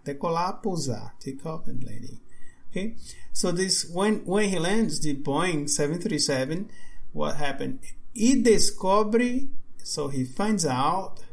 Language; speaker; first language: English; non-native, fluent; Portuguese